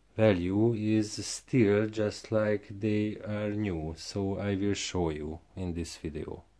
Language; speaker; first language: English; non-native, learner; Hungarian